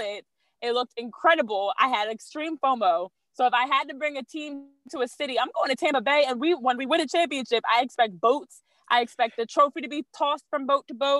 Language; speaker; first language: English; native; English